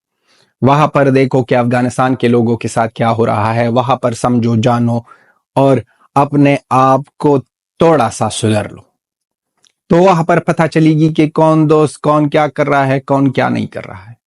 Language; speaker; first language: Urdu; non-native, fluent; Pashto